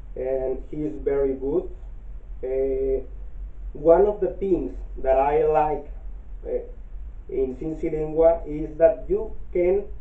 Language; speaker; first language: English; non-native, learner; Spanish